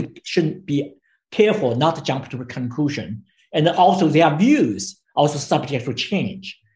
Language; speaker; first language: English; non-native, fluent; Chinese